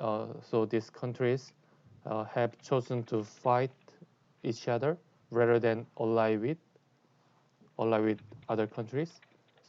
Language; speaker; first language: English; non-native, learner; Korean